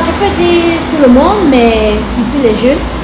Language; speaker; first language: French; non-native, local second language; English